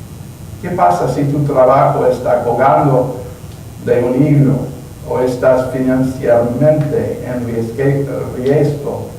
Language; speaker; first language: Spanish; non-native, learner; English